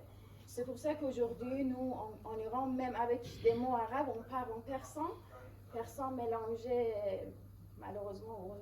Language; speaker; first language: French; non-native, fluent; Persian